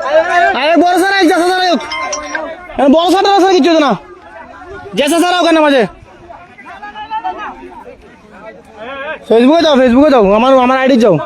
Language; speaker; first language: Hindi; non-native, learner; Bangla